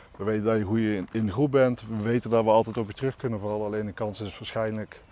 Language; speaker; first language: Dutch; native; Dutch